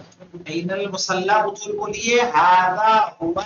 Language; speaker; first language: Arabic; non-native, fluent; Urdu